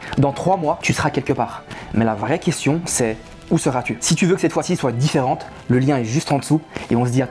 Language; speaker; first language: French; native; French